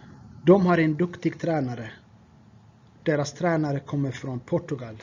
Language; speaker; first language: Swedish; non-native, fluent; Tigrinya